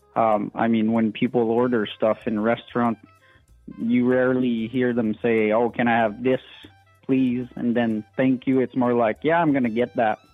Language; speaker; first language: English; non-native, fluent; French